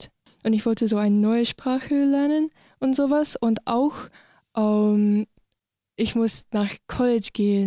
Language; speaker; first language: German; non-native, learner; English